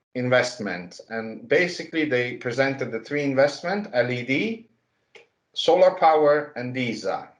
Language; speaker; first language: English; non-native, fluent; Italian